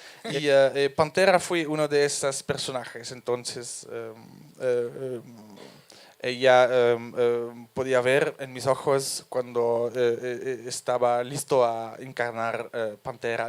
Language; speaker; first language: Spanish; non-native, fluent; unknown